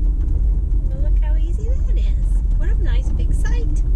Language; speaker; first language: English; native; English